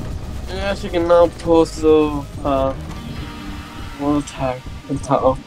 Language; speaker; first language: Portuguese; non-native, learner; Spanish